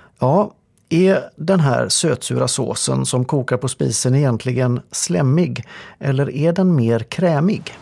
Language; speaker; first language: Swedish; native; Swedish